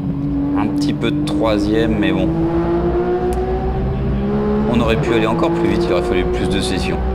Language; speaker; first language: French; native; French